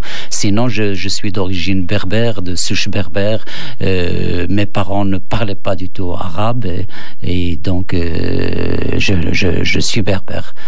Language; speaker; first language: French; non-native, local second language; Berber languages